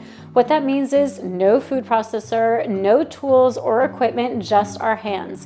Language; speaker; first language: English; native; English